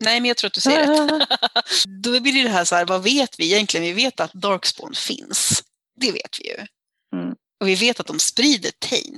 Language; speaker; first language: Swedish; native; Swedish